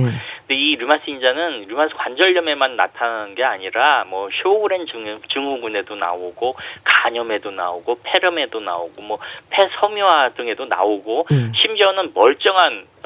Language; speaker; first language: Korean; native; Korean